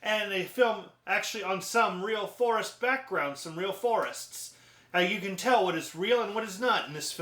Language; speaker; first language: English; native; English